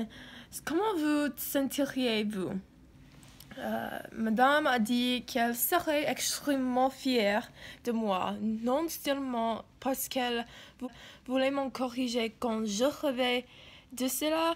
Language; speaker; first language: French; non-native, learner; English